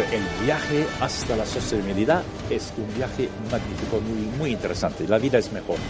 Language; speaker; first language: Spanish; non-native, fluent; English